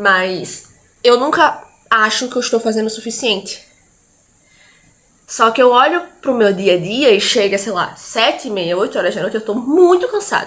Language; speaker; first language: Portuguese; native; Portuguese